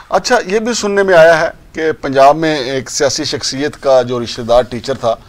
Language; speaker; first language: Urdu; non-native, local second language; Punjabi